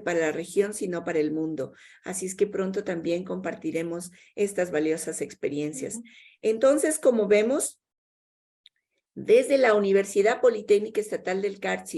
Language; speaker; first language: Spanish; native; Spanish